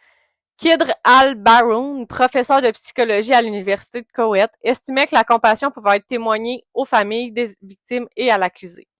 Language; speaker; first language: French; native; French